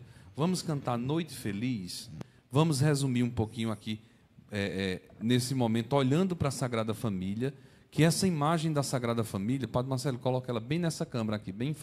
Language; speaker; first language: Portuguese; native; Portuguese